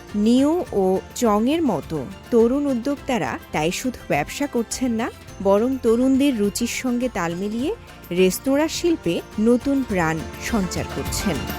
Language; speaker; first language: Bangla; native; Bangla